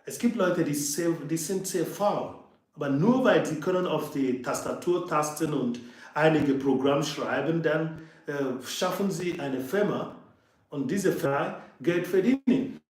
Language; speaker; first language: German; non-native, fluent; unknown